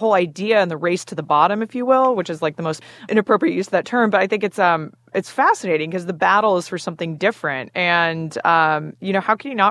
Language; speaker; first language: English; native; English